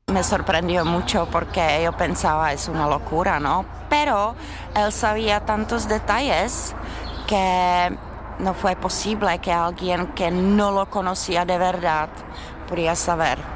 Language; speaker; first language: Spanish; non-native, learner; Czech